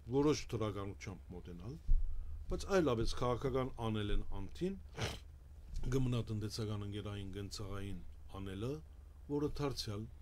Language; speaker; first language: Armenian; early bilingual, heritage; Armenian